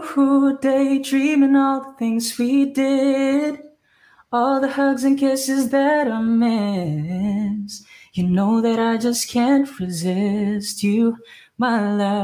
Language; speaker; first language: English; non-native, local second language; Cebuano